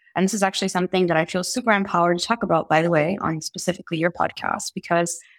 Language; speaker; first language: English; early bilingual, heritage; Italian